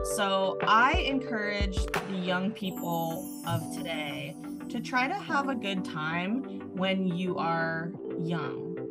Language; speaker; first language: English; native; English